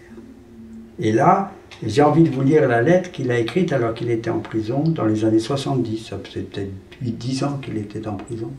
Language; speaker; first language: French; native; French